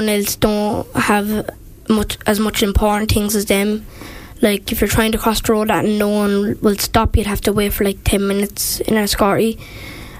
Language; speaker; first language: English; native; English